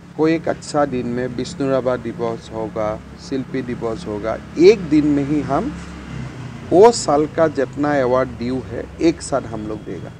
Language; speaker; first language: Hindi; non-native, local second language; Assamese